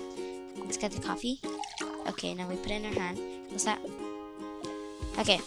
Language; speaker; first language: English; native; English